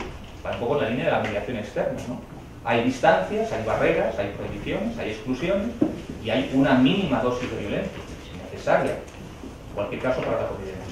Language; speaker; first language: Spanish; native; Spanish